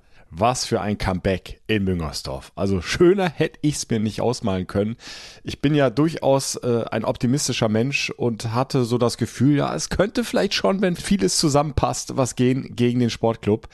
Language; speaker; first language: German; native; German